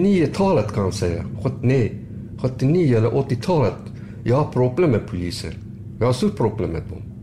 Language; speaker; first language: Swedish; non-native, learner; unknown